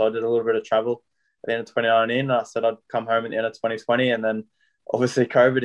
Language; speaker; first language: English; native; English